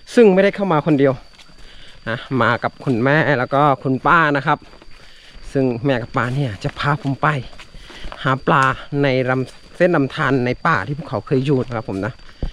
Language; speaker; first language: Thai; non-native, local second language; Karen languages